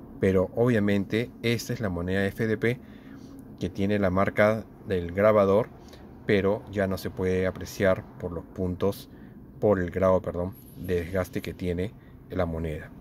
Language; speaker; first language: Spanish; native; Spanish